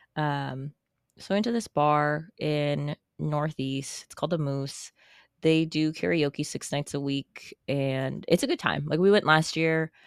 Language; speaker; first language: English; native; English